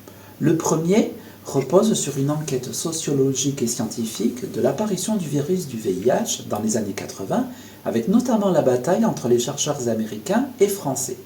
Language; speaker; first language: French; native; French